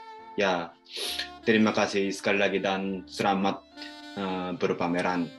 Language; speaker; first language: Indonesian; non-native, fluent; Japanese